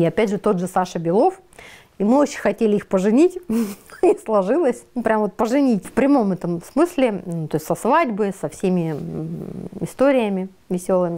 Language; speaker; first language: Russian; native; Russian